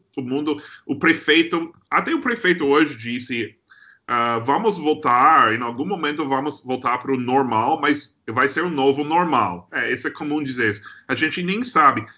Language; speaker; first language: Portuguese; non-native, fluent; English